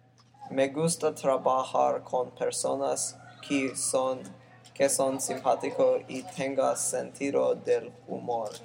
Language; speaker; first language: Spanish; non-native, learner; English